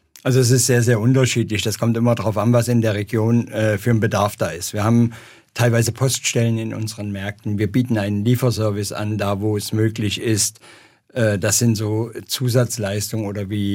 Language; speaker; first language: German; native; German